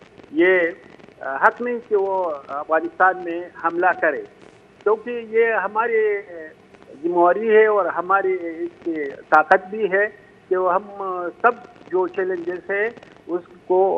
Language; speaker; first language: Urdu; non-native, fluent; Pashto